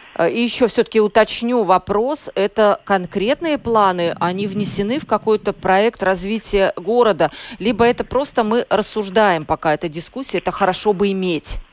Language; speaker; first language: Russian; native; Russian